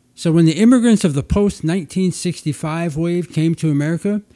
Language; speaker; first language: English; native; English